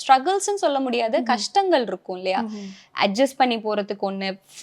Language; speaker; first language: Tamil; native; Tamil